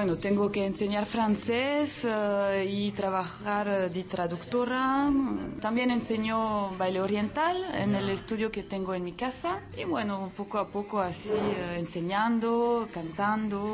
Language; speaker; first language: Spanish; early bilingual, heritage; French